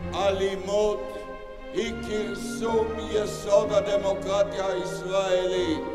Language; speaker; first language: Hebrew; native; Hebrew